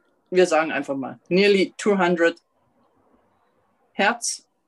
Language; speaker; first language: German; native; German